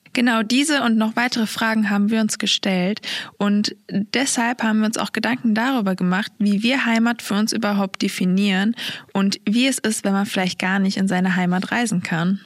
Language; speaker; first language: German; early bilingual, other home language; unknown